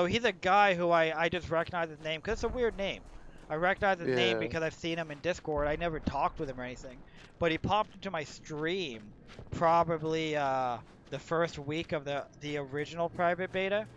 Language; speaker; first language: English; native; English